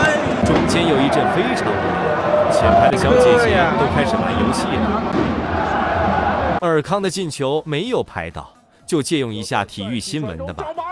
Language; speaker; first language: Chinese; native; Chinese